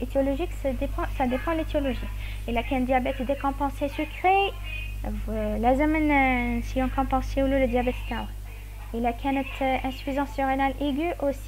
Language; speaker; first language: French; non-native, local second language; Arabic